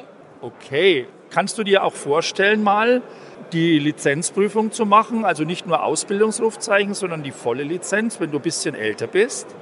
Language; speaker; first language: German; native; German